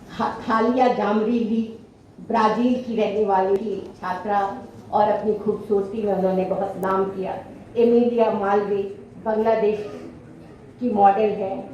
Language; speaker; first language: Hindi; native; Hindi